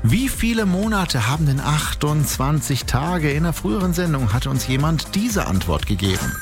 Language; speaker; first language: German; native; German